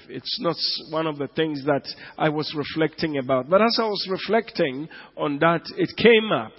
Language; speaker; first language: English; non-native, local second language; Igbo